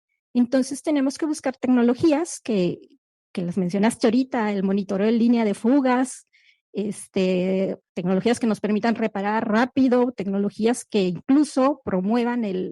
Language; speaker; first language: Spanish; native; Spanish